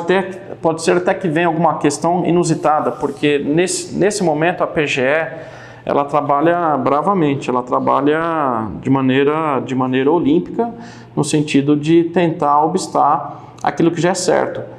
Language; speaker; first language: Portuguese; native; Portuguese